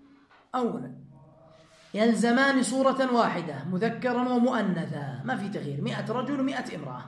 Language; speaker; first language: Arabic; native; Arabic